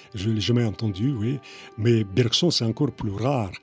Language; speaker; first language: French; non-native, fluent; Russian